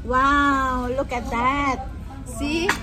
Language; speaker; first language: English; non-native, learner; Indonesian